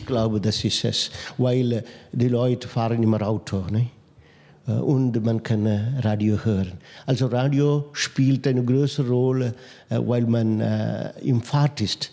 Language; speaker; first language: German; non-native, fluent; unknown